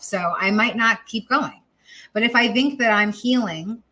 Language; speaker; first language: English; native; English